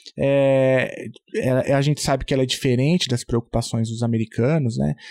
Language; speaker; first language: Portuguese; native; Portuguese